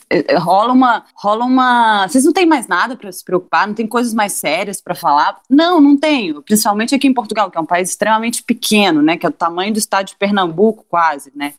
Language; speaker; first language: Portuguese; native; Portuguese